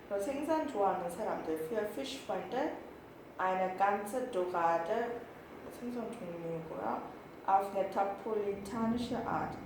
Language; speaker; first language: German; non-native, fluent; Korean